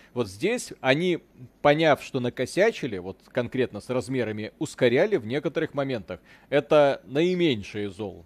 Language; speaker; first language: Russian; native; Russian